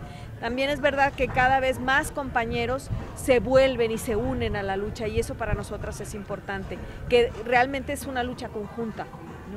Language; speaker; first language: Spanish; native; Spanish